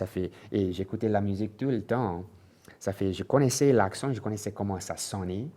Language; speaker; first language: French; non-native, local second language; English